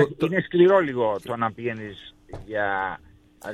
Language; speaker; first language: Greek; native; Greek